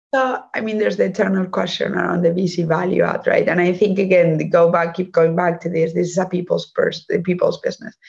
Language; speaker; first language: English; non-native, fluent; Spanish